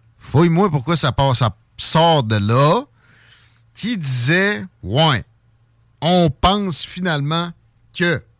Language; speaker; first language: French; native; French